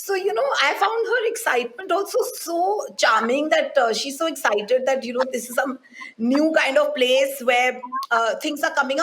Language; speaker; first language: English; non-native, local second language; Hindi